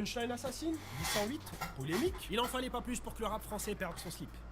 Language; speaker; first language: French; native; French